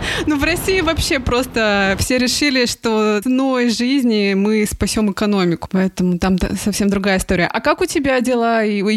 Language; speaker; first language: Russian; native; Russian